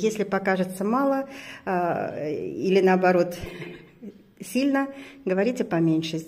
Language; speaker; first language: Russian; native; Russian